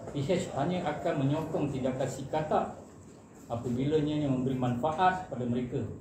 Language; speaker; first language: Malay; non-native, local second language; Chinese